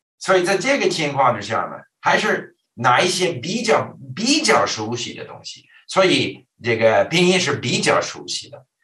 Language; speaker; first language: Chinese; non-native, fluent; English